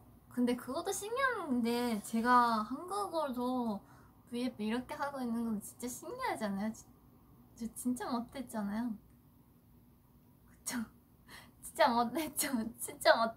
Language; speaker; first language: Korean; non-native, fluent; Japanese